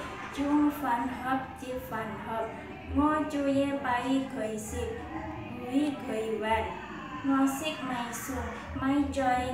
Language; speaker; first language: Cantonese; non-native, learner; Indonesian